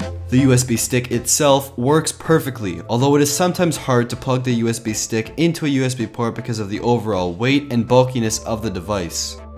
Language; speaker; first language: English; native; English